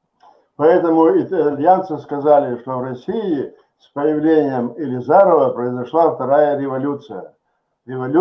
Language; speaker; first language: Russian; native; Russian